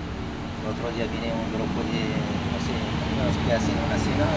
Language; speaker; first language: Spanish; non-native, learner; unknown